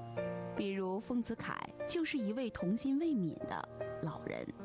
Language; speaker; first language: Chinese; native; Chinese